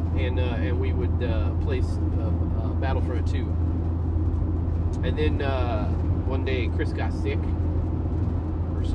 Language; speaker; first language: English; native; English